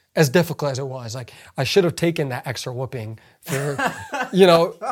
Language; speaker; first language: English; early bilingual, other home language; Arabic